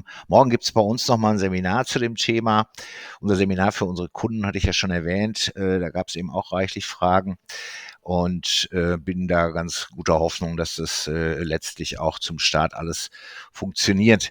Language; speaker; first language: German; native; German